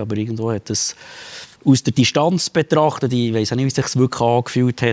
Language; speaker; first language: German; native; German